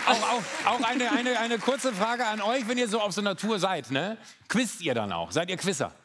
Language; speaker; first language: German; native; German